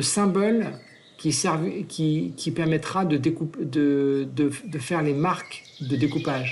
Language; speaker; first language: French; native; French